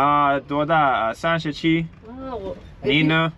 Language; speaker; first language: Chinese; non-native, learner; English